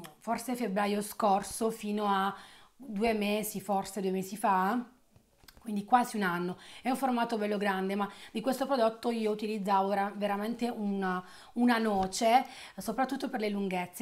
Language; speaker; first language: Italian; native; Italian